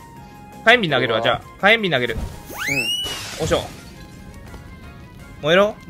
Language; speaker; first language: Japanese; native; Japanese